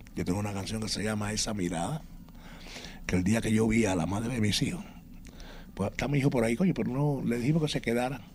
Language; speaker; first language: Spanish; native; Spanish